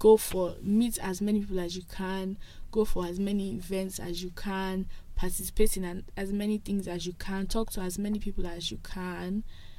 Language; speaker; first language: English; non-native, local second language; Yoruba